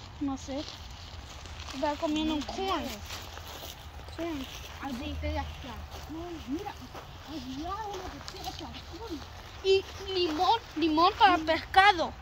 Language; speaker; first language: Spanish; early bilingual, heritage; Spanish